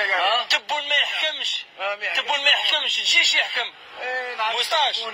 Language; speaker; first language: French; early bilingual, other home language; Arabic